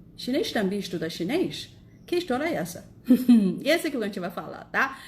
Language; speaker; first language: Portuguese; non-native, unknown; Chinese